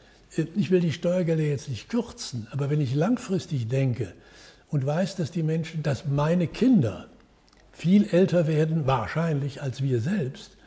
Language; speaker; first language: German; native; German